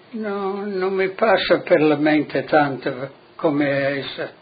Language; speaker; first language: Italian; non-native, local second language; Friulian